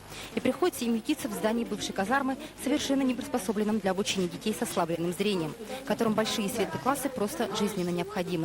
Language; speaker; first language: Russian; native; Russian